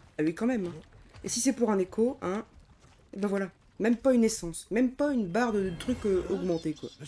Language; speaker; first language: French; native; French